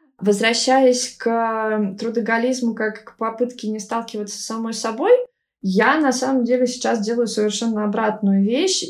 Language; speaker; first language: Russian; native; Russian